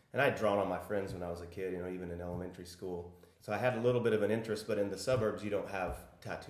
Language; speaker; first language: English; native; English